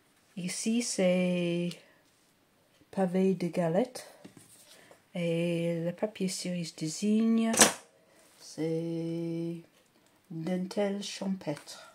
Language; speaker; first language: French; non-native, learner; English